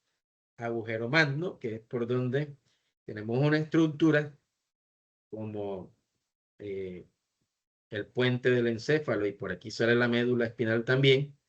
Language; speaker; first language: Spanish; native; Spanish